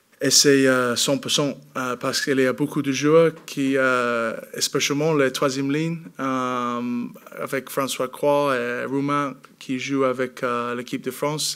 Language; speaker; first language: French; non-native, learner; English